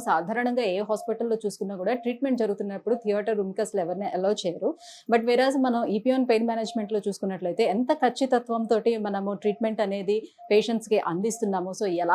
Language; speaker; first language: Telugu; native; Telugu